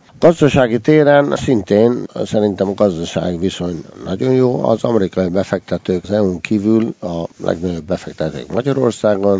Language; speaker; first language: Hungarian; early bilingual, heritage; Hungarian